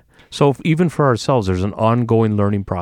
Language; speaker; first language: English; native; English